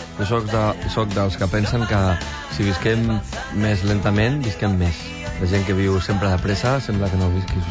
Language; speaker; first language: Catalan; non-native, local second language; Spanish